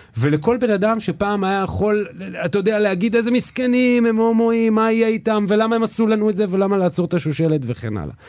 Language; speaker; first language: Hebrew; native; Hebrew